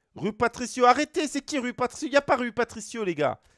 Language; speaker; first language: French; native; French